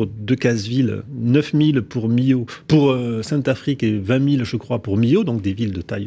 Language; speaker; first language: French; native; French